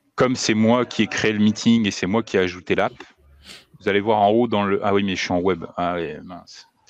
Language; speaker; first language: French; native; French